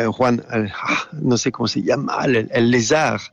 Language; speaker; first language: Spanish; non-native, learner; French